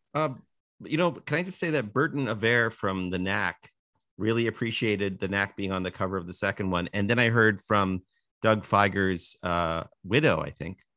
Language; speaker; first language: English; native; English